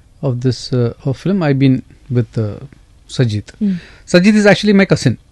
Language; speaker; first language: English; non-native, local second language; Malayalam